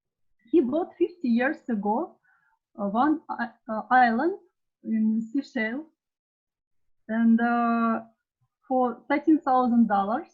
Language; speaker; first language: English; non-native, learner; Russian